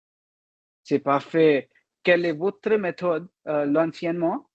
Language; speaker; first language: French; non-native, learner; Hindi